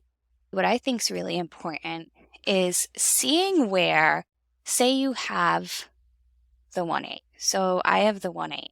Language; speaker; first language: English; native; English